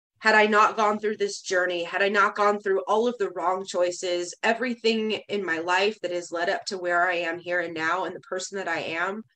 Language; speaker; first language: English; native; English